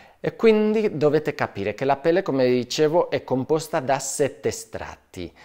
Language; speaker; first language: Italian; non-native, fluent; Spanish